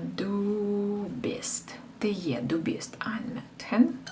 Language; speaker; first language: German; non-native, learner; Ukrainian